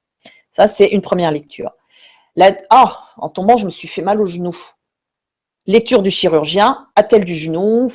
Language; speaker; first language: French; native; French